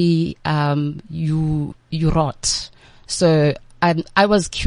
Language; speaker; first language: English; non-native, local second language; Northern Sotho